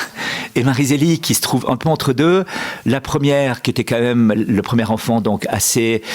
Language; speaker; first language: French; native; French